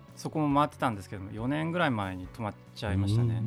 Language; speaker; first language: Japanese; native; Japanese